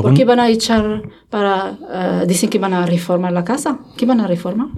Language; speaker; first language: Spanish; non-native, learner; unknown